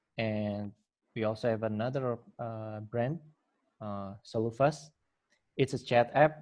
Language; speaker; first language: English; non-native, fluent; Indonesian